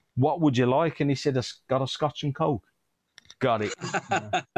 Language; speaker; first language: English; native; English